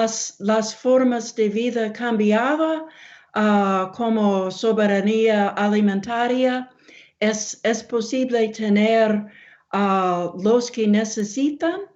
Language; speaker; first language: Spanish; non-native, learner; English